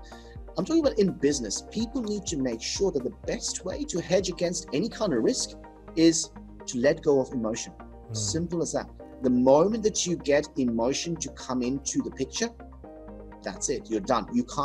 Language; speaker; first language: English; non-native, local second language; Bangla